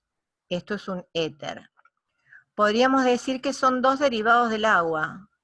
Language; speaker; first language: Spanish; native; Spanish